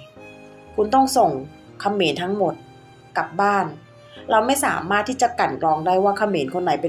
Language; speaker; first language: Thai; native; Thai